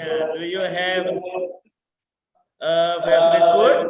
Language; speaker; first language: English; non-native, fluent; Indonesian